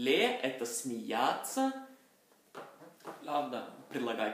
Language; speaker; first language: Russian; non-native, fluent; Norwegian